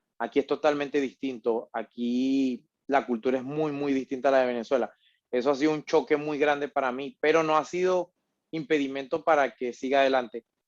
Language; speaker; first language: Spanish; native; Spanish